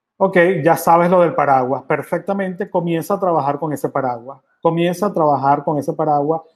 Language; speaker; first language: Spanish; native; Spanish